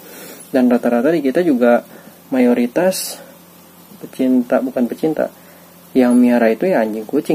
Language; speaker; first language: Indonesian; native; Indonesian